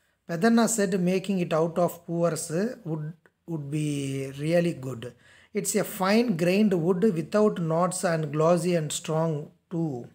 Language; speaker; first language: English; non-native, local second language; Tamil